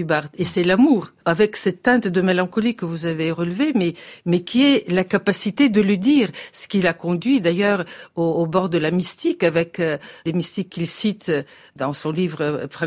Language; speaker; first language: French; non-native, fluent; Bulgarian